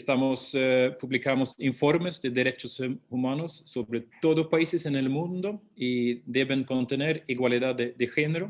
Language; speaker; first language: Spanish; non-native, fluent; Swedish